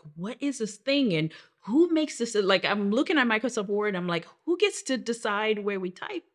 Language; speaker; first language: English; non-native, local second language; Yoruba